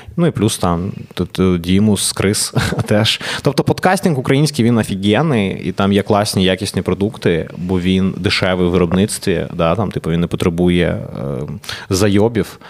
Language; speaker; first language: Ukrainian; non-native, local second language; Russian